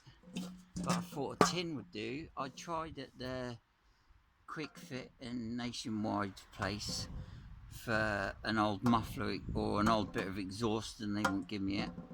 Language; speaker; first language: English; native; English